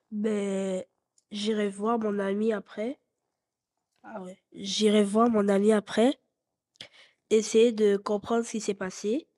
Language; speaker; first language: French; non-native, local second language; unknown